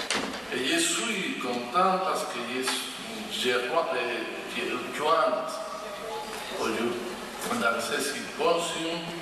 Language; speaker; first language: French; non-native, fluent; Spanish